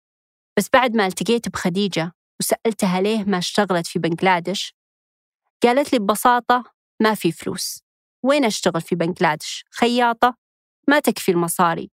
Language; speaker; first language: Arabic; native; Arabic